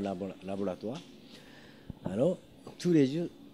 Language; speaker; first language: French; non-native, learner; Japanese